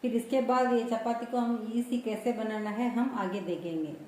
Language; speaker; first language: Hindi; non-native, local second language; Tamil